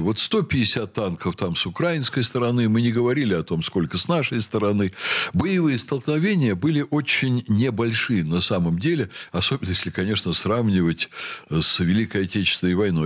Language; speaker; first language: Russian; native; Russian